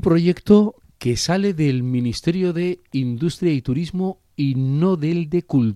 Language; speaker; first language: Spanish; native; Spanish